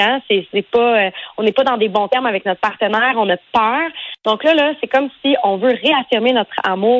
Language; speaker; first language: French; native; French